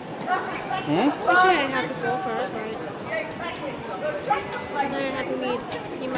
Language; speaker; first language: English; non-native, learner; Thai